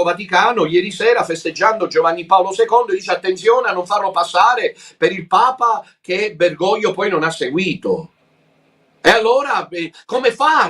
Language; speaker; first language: Italian; native; Italian